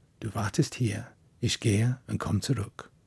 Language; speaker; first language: German; non-native, fluent; English